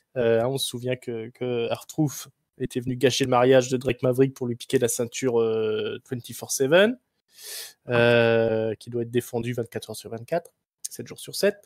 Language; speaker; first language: French; native; French